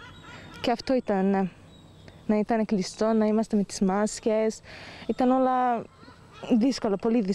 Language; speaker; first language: Greek; non-native, local second language; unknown